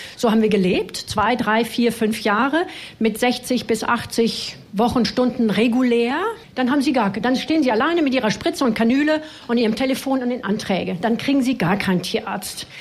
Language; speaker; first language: German; non-native, fluent; French